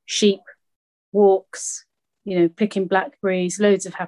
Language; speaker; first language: English; native; English